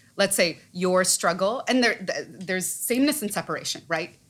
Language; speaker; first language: English; native; English